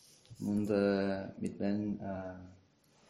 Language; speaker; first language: German; non-native, learner; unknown